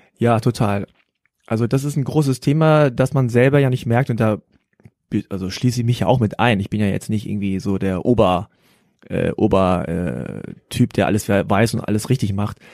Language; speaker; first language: German; native; German